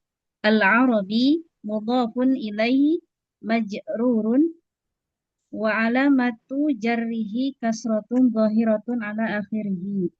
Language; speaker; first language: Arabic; non-native, learner; Indonesian